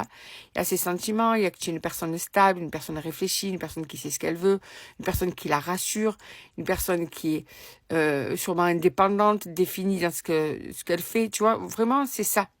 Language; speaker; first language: French; native; French